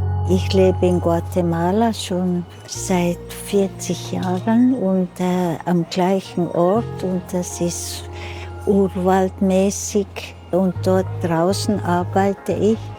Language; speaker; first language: German; early bilingual, heritage; German